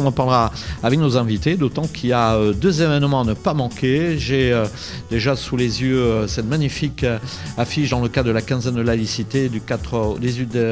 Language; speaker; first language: French; native; French